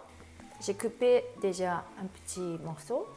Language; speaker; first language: French; non-native, fluent; Japanese